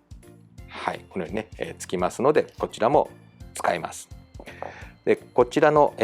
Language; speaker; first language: Japanese; native; Japanese